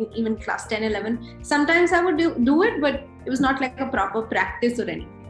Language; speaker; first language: English; non-native, local second language; Hindi